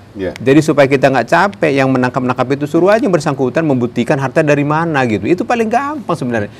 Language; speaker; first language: Indonesian; native; Indonesian